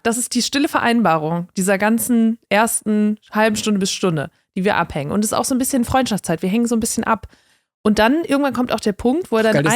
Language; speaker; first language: German; native; German